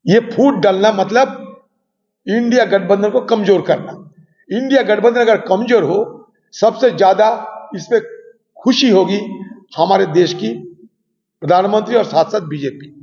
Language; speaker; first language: Hindi; non-native, local second language; Bangla